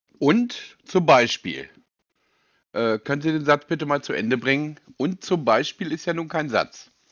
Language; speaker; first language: German; native; German